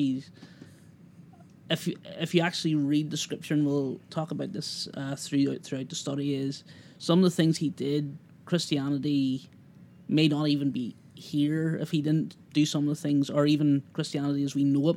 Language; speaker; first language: English; native; English